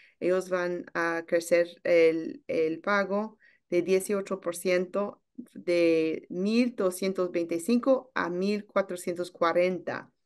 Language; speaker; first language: Spanish; non-native, learner; English